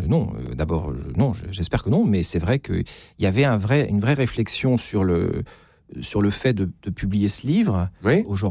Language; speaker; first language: French; native; French